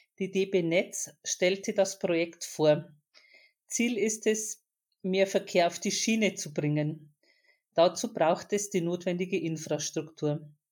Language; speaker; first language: German; native; German